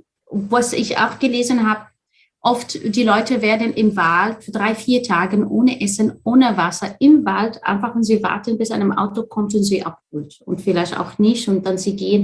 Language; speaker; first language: German; non-native, fluent; Arabic